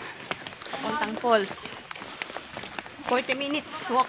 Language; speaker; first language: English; non-native, local second language; Filipino